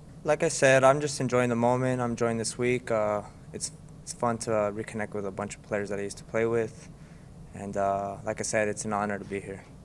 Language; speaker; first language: English; early bilingual, other home language; Spanish